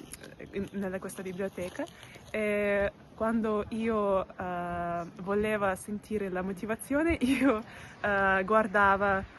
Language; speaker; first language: Italian; non-native, learner; Russian